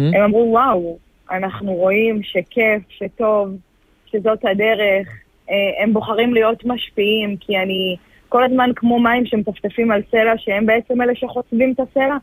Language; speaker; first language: Hebrew; early bilingual, other home language; Arabic